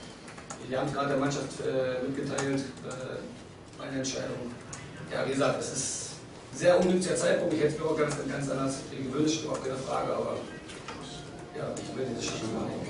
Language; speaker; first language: German; native; German